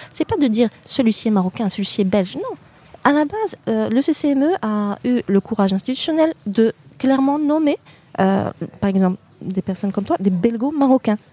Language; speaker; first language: French; native; French